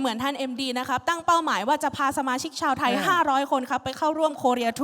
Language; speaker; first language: Thai; native; Thai